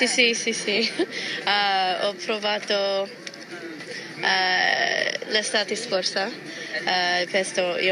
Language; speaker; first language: Italian; non-native, learner; English